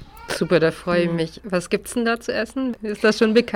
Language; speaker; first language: German; native; German